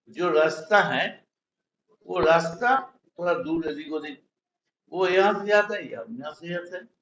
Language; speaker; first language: Hindi; non-native, local second language; Bangla